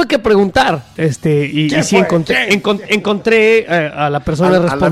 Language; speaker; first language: Spanish; native; Spanish